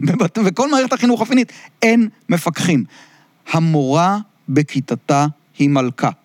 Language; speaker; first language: Hebrew; native; Hebrew